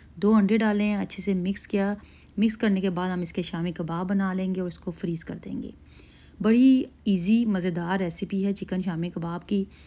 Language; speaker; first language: Urdu; native; Urdu